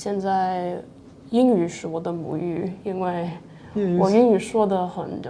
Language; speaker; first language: Chinese; early bilingual, other home language; Russian